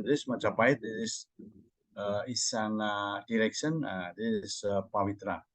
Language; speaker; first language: English; non-native, learner; Indonesian